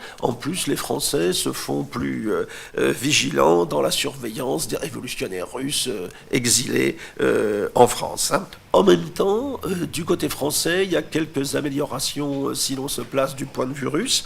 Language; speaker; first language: French; native; French